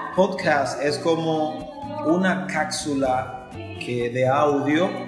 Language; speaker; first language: Spanish; native; Spanish